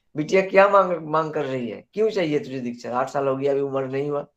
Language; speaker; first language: Hindi; native; Hindi